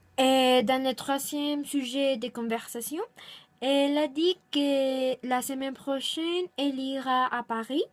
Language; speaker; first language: French; non-native, learner; Spanish